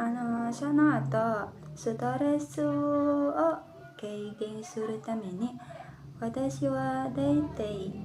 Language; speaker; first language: Japanese; non-native, learner; Indonesian